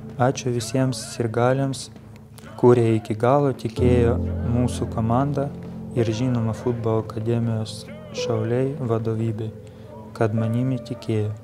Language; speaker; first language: Lithuanian; non-native, learner; Ukrainian